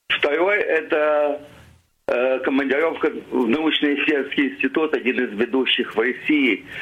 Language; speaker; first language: Russian; native; Russian